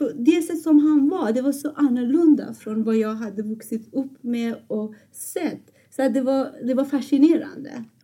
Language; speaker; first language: Swedish; non-native, fluent; Persian